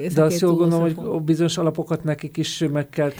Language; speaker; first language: Hungarian; native; Hungarian